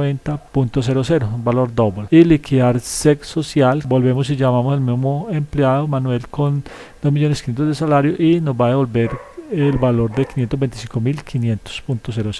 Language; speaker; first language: Spanish; native; Spanish